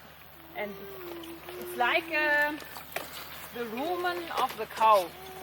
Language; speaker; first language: English; non-native, learner; German